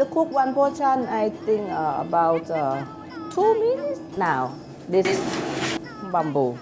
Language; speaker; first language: English; non-native, learner; Thai